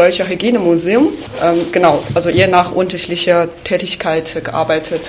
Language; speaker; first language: German; non-native, fluent; Chinese